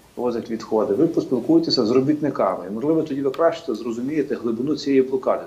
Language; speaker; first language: Ukrainian; native; Ukrainian